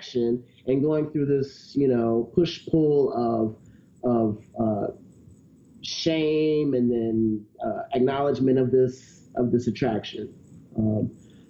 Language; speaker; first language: English; native; English